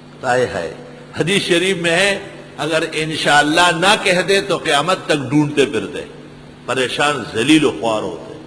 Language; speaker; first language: Urdu; non-native, local second language; Pashto